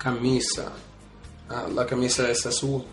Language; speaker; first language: Spanish; non-native, learner; English